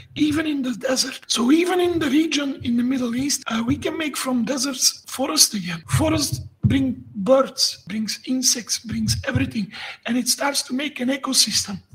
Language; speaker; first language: English; non-native, fluent; Dutch